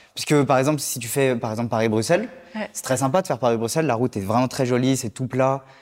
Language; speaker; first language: French; native; French